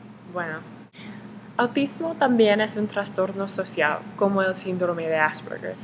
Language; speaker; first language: Spanish; non-native, learner; English